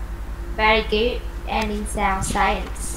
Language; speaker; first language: English; non-native, fluent; Vietnamese